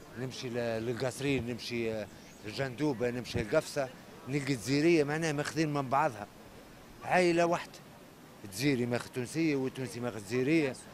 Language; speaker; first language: Arabic; native; Arabic